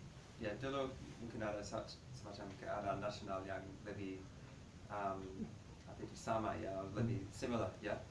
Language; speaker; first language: Indonesian; non-native, fluent; English